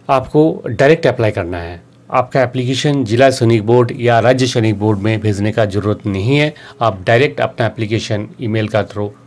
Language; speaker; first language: Hindi; native; Hindi